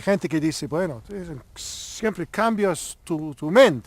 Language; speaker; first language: Spanish; non-native, learner; English